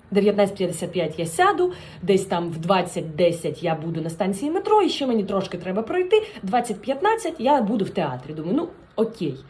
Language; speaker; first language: Ukrainian; non-native, local second language; Russian